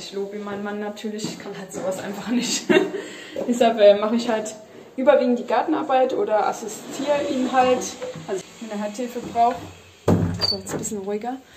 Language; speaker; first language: German; native; German